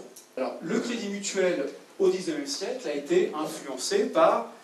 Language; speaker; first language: French; native; French